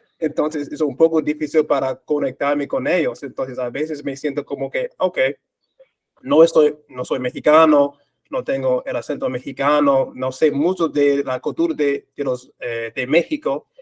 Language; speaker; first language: Spanish; non-native, fluent; English